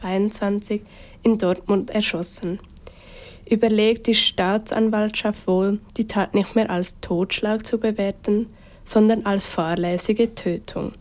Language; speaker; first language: German; native; German